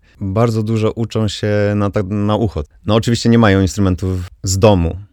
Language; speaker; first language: Polish; native; Polish